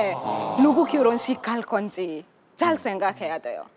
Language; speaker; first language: Korean; non-native, learner; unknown